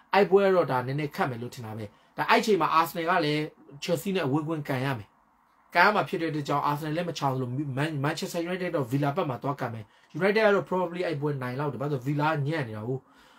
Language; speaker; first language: Burmese; native; Burmese